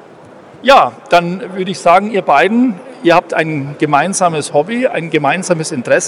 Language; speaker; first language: German; native; German